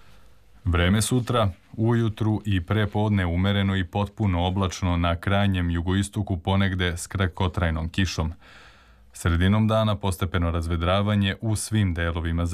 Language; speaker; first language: Serbian; native; Serbian